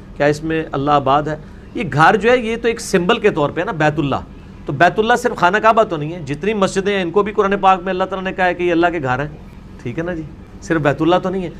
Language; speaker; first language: Urdu; non-native, local second language; Punjabi